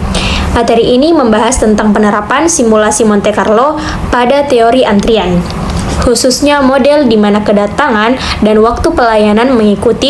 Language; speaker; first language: Indonesian; native; Indonesian